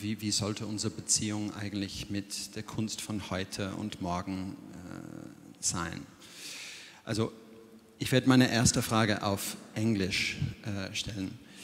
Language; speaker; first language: German; non-native, fluent; English